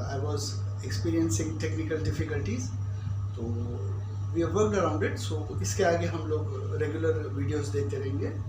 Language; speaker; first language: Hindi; non-native, local second language; Marathi